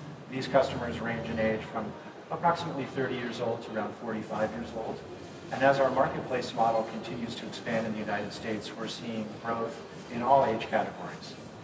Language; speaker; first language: English; native; English